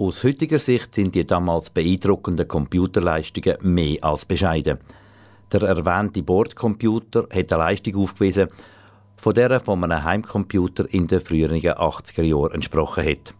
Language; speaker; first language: German; native; German